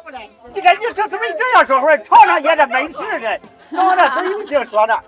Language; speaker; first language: Chinese; native; Chinese